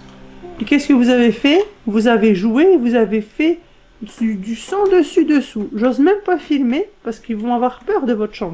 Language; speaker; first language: French; native; French